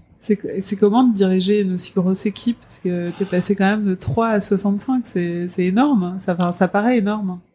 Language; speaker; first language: French; native; French